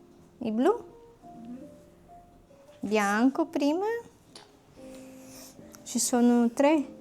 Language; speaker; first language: Italian; non-native, learner; Portuguese